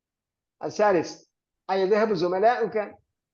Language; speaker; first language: Arabic; non-native, fluent; Malayalam